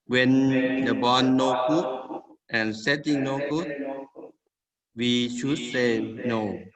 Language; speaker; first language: English; non-native, learner; Thai